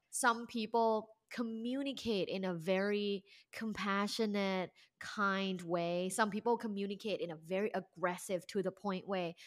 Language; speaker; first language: English; non-native, fluent; Thai